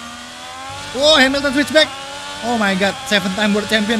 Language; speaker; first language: English; non-native, fluent; Indonesian